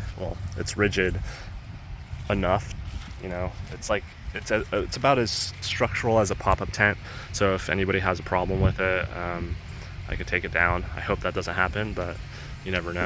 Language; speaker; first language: English; native; English